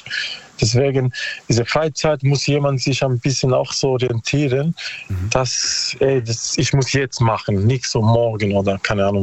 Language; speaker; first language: German; non-native, learner; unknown